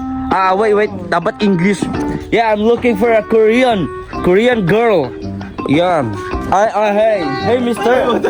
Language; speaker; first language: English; non-native, local second language; Filipino